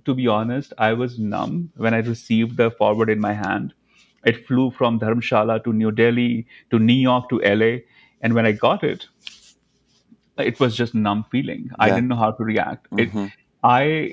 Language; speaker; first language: English; non-native, local second language; Hindi